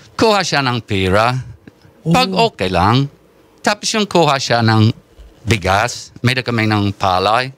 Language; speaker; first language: Filipino; non-native, learner; English